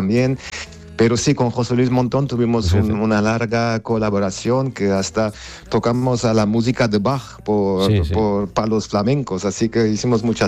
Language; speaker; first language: Spanish; non-native, fluent; Armenian